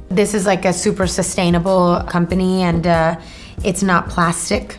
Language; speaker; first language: English; native; English